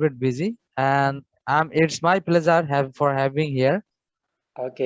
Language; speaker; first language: English; non-native, fluent; Bangla